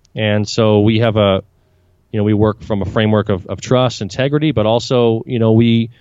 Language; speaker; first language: English; native; English